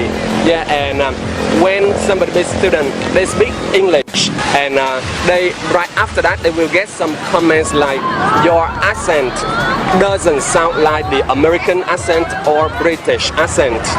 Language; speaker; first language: English; non-native, fluent; Vietnamese